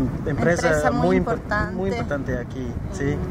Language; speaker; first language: Spanish; non-native, fluent; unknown